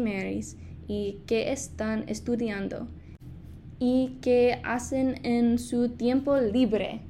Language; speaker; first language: Spanish; non-native, fluent; English